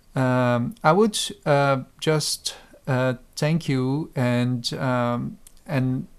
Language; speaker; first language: English; non-native, fluent; Portuguese